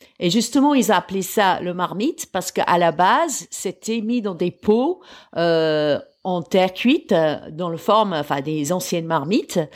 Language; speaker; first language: French; non-native, fluent; English